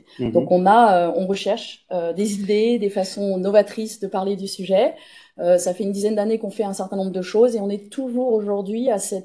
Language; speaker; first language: French; native; French